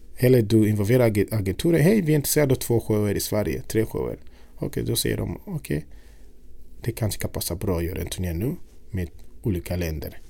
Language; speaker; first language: Swedish; non-native, fluent; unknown